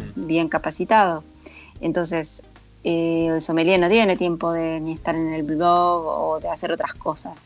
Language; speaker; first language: Spanish; native; Spanish